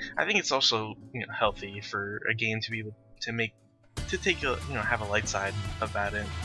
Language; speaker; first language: English; native; English